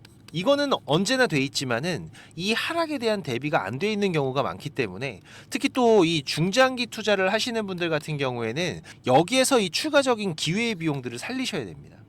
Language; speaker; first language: Korean; native; Korean